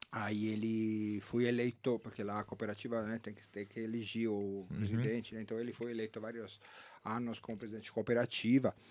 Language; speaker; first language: Portuguese; non-native, fluent; Italian